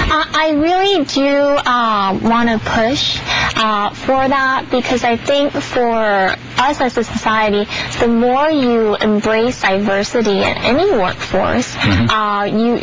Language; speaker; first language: English; early bilingual, other home language; Chinese